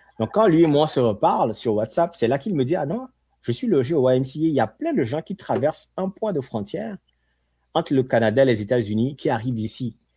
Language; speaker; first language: French; non-native, local second language; Ewe